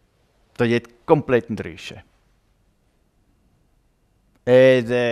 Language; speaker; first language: Albanian; non-native, learner; German